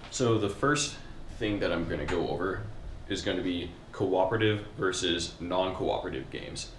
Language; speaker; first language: English; native; English